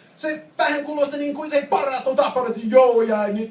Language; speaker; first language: Finnish; non-native, learner; English